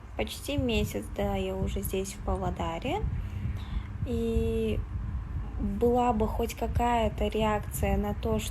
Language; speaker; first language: Russian; non-native, local second language; Kazakh